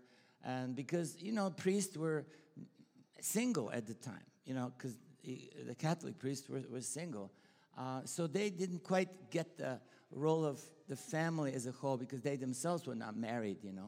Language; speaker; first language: English; non-native, fluent; Bulgarian